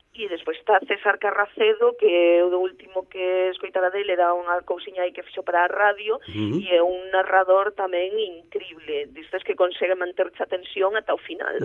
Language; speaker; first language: Galician; early bilingual, heritage; Galician